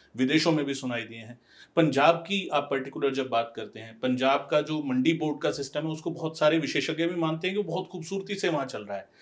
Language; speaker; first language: Hindi; non-native, local second language; Punjabi